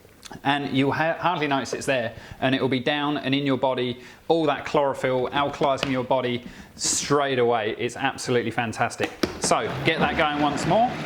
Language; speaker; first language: English; native; English